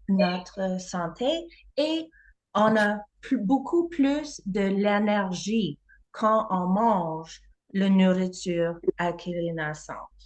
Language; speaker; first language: French; non-native, learner; English